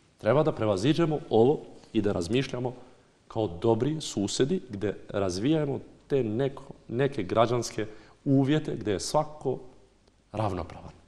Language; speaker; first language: Bosnian; non-native, local second language; Albanian